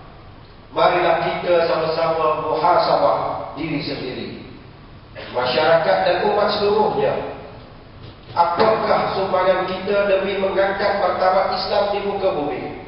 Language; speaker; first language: Malay; native; Malay